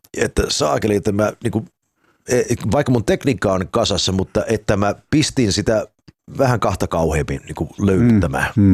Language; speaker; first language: Finnish; early bilingual, heritage; Finnish